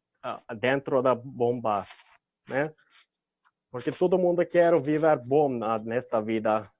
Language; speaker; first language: Portuguese; non-native, learner; Turkish